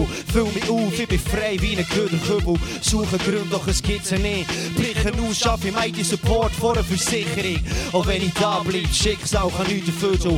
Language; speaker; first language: German; native; German